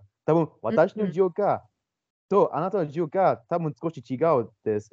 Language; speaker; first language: Japanese; non-native, learner; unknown